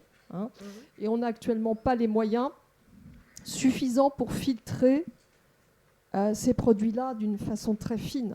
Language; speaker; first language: French; native; French